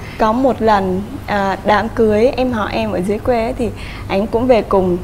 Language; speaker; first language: Vietnamese; native; Vietnamese